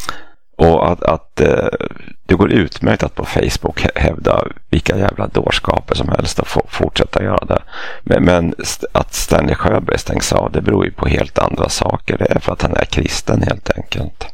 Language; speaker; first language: Swedish; native; Swedish